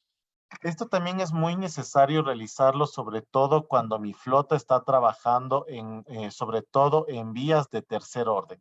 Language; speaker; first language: Spanish; native; Spanish